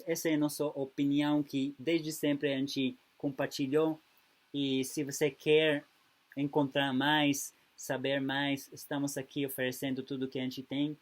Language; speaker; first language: Portuguese; non-native, fluent; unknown